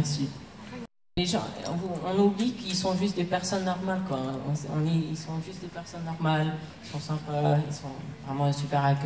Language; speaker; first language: French; early bilingual, heritage; English